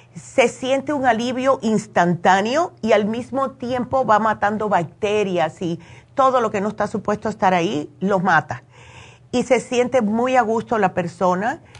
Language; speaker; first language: Spanish; native; Spanish